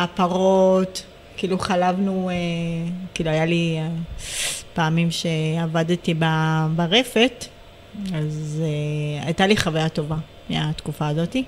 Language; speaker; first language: Hebrew; early bilingual, other home language; Amharic